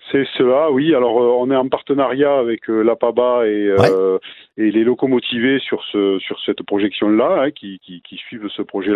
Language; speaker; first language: French; native; French